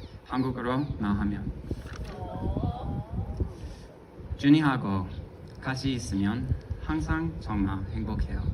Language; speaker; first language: Korean; non-native, fluent; English